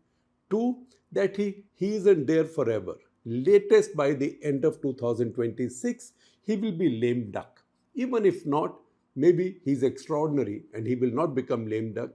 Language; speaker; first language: English; non-native, local second language; Hindi